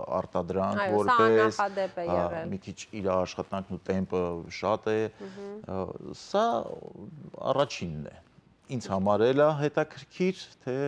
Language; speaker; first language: Armenian; native; Armenian